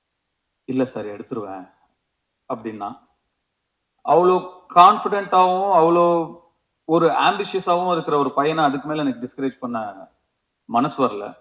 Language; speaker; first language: Tamil; native; Tamil